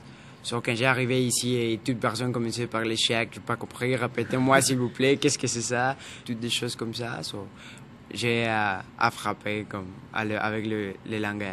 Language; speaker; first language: French; non-native, learner; Spanish